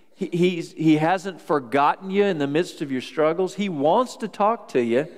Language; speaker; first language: English; native; English